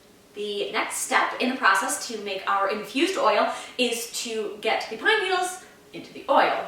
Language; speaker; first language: English; native; English